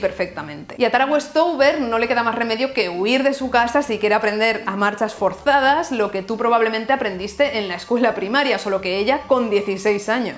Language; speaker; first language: Spanish; native; Spanish